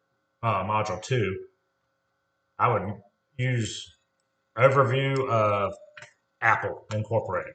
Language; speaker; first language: English; native; English